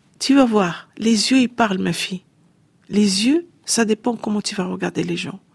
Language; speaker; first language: French; non-native, fluent; Arabic